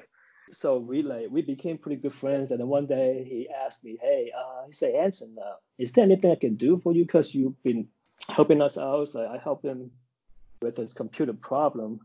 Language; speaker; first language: English; non-native, local second language; Cantonese